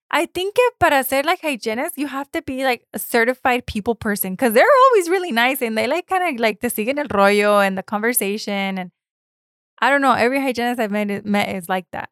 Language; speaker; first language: English; early bilingual, other home language; Spanish